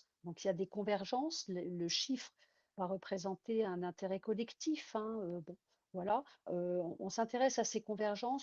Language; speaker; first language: French; native; French